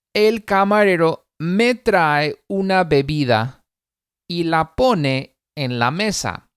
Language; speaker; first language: Spanish; non-native, fluent; English